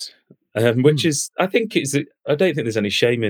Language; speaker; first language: English; native; English